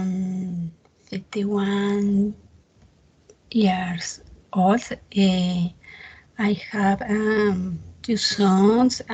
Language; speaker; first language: English; non-native, learner; Spanish